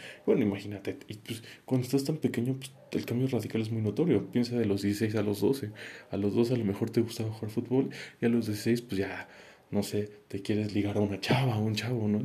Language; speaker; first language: Spanish; native; Spanish